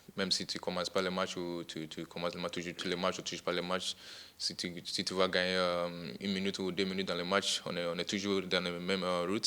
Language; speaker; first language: French; non-native, fluent; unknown